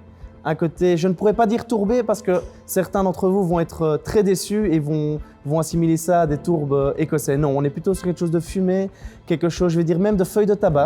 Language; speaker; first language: French; native; French